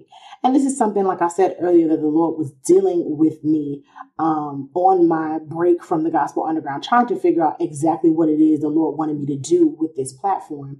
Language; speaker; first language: English; native; English